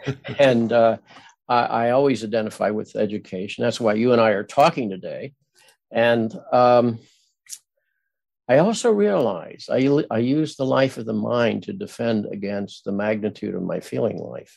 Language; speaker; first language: English; native; English